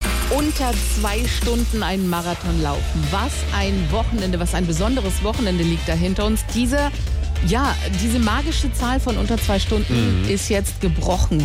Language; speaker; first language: German; native; German